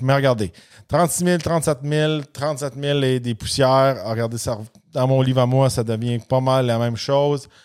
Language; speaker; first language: French; native; French